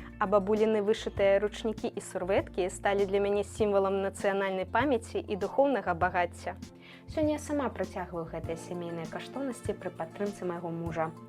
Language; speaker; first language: Belarusian; native; Belarusian